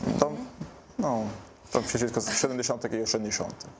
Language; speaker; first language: Polish; non-native, learner; Italian